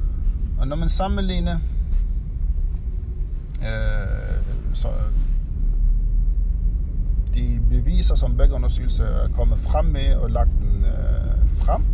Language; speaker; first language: Danish; non-native, fluent; Arabic